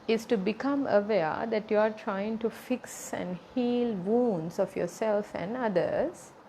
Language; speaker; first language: English; non-native, local second language; Sinhala